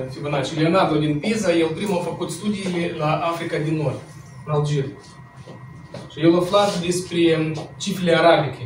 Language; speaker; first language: Romanian; non-native, local second language; Russian